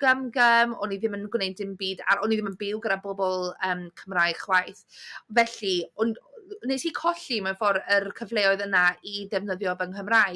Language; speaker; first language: Welsh; native; Welsh